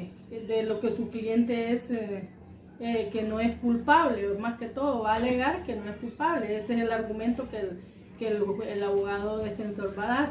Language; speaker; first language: Spanish; native; Spanish